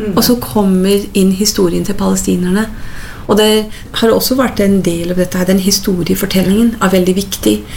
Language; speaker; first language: Norwegian; non-native, fluent; English